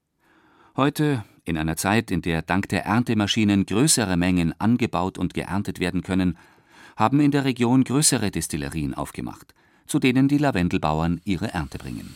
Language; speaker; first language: German; native; German